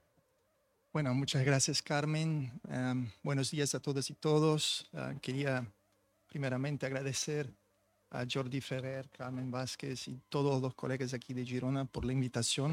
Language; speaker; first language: Spanish; non-native, fluent; Portuguese